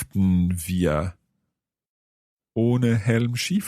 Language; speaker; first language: German; non-native, fluent; English